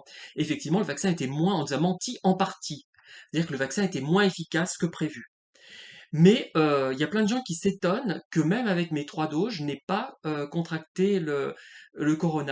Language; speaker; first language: French; native; French